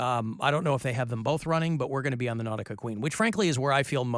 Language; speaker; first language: English; native; English